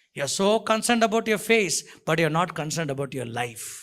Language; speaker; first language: English; non-native, local second language; Tamil